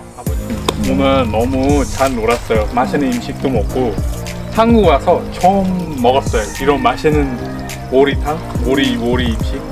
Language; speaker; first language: Korean; non-native, learner; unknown